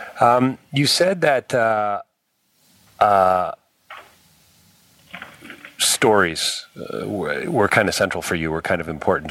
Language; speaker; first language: English; native; English